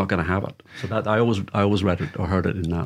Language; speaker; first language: English; native; English